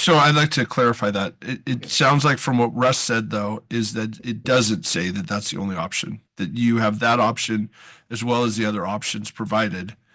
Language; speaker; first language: English; native; English